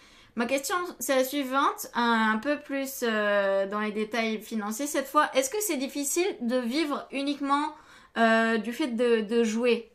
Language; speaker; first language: French; native; French